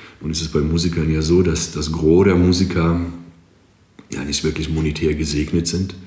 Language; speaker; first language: German; non-native, fluent; Greek